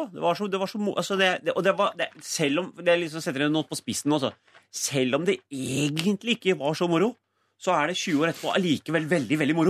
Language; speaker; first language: Norwegian; early bilingual, other home language; Urdu